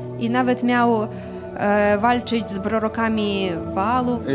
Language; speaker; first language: Polish; non-native, fluent; Russian